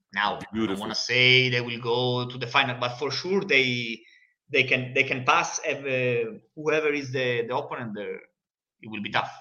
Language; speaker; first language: English; non-native, fluent; Italian